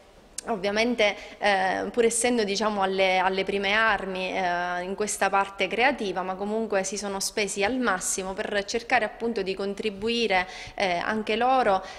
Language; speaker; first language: Italian; native; Italian